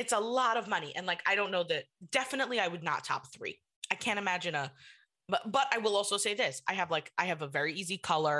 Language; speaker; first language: English; native; English